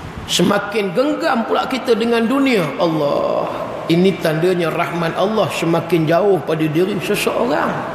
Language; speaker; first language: Malay; native; Malay